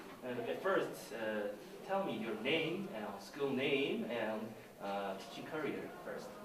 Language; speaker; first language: English; non-native, learner; Korean